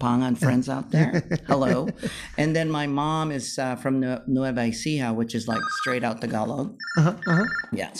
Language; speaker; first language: English; non-native, local second language; Filipino